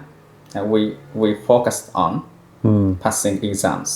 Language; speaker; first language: English; non-native, fluent; Japanese